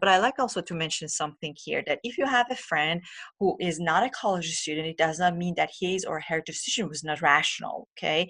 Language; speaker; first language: English; non-native, fluent; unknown